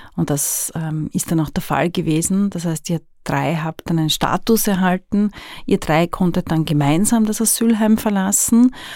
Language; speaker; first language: German; native; German